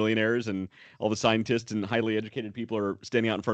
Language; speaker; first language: English; native; English